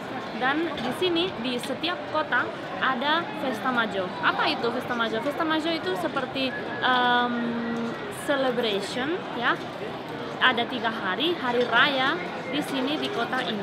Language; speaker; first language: Indonesian; non-native, learner; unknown